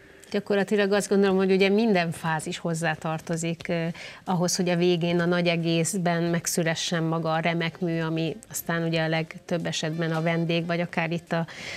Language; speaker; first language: Hungarian; native; Hungarian